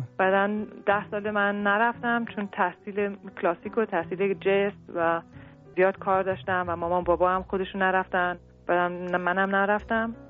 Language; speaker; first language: Persian; early bilingual, heritage; Persian